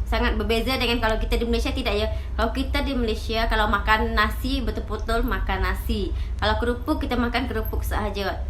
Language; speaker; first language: Malay; native; Malay